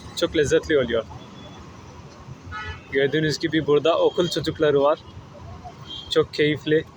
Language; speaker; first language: Turkish; non-native, fluent; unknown